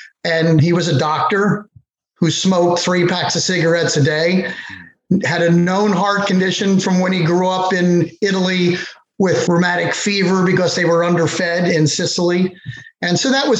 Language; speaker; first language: English; native; English